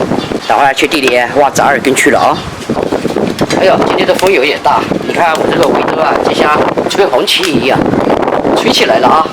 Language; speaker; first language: Chinese; native; Chinese